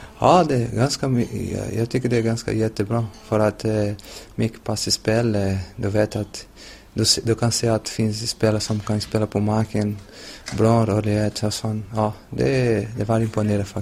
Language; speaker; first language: Swedish; non-native, learner; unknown